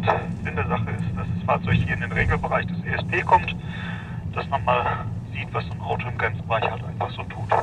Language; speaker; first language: German; native; German